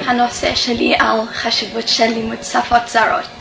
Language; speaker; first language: Hebrew; non-native, fluent; English